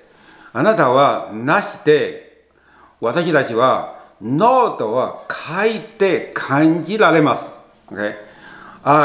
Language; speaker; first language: Japanese; non-native, fluent; Chinese